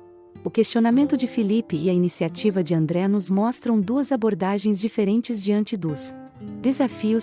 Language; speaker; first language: Portuguese; native; Portuguese